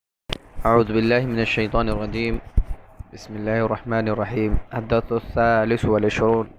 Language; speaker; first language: Arabic; non-native, fluent; Urdu